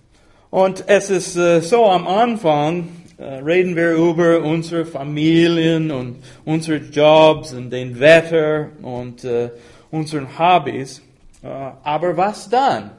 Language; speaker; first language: German; non-native, fluent; English